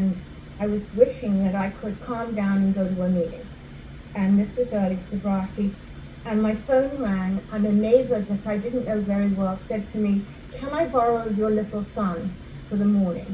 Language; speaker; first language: English; native; English